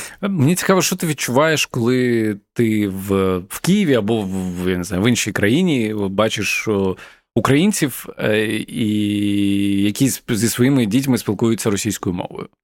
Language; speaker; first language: Ukrainian; native; Ukrainian